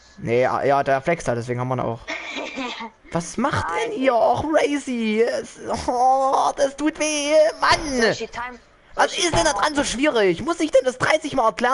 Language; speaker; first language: German; native; German